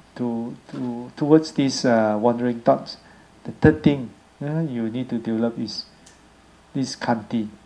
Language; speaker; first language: English; non-native, local second language; Chinese